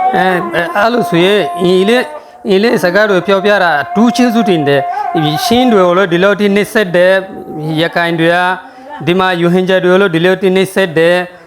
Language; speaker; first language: Burmese; non-native, local second language; Rohingya